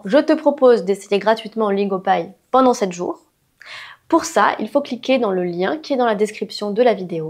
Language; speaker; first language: French; native; French